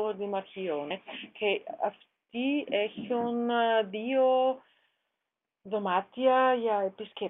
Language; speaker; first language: Greek; non-native, learner; German